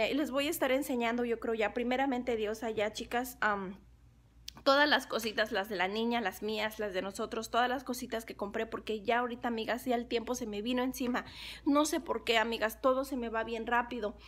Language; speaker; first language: Spanish; native; Spanish